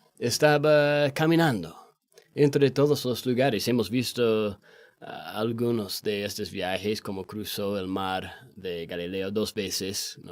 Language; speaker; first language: Spanish; non-native, fluent; English